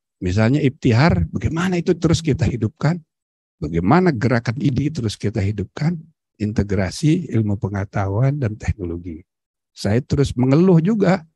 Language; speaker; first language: Indonesian; native; Indonesian